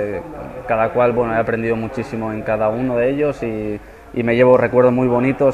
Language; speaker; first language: Spanish; native; Spanish